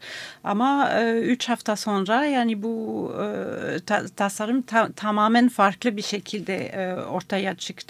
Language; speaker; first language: Turkish; non-native, fluent; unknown